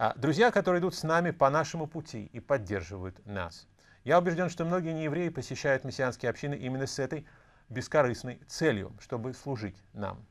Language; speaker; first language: Russian; native; Russian